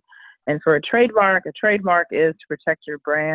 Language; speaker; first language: English; native; English